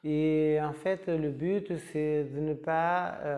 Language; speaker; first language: French; non-native, fluent; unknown